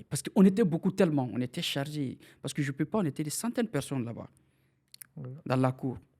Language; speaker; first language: French; non-native, local second language; Fula